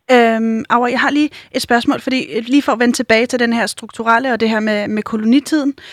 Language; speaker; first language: Danish; native; Danish